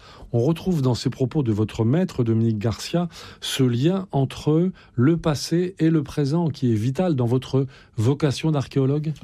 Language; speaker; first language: French; native; French